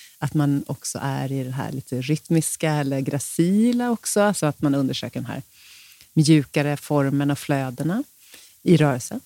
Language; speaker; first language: Swedish; native; Swedish